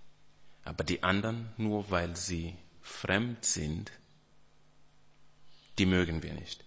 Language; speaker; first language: German; non-native, fluent; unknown